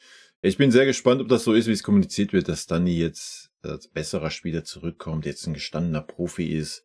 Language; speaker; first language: German; native; German